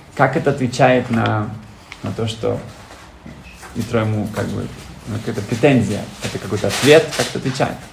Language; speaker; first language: Russian; early bilingual, heritage; Russian